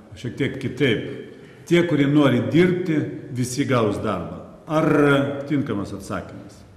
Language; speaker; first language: Lithuanian; non-native, fluent; Russian